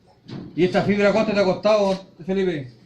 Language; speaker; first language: Spanish; native; Spanish